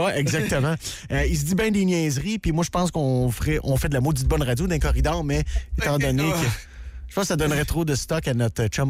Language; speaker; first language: French; native; French